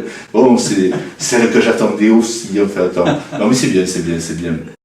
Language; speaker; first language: French; native; French